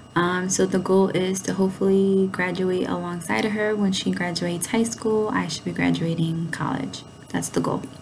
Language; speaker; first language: English; native; English